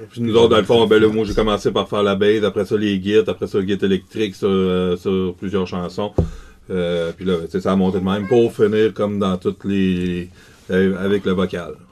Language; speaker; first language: French; native; French